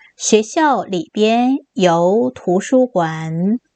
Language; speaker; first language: Chinese; non-native, fluent; Korean